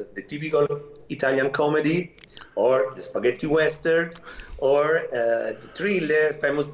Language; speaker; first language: English; non-native, fluent; Italian